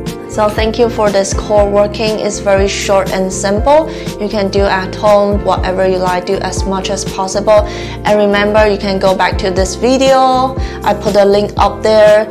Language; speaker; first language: English; non-native, fluent; Chinese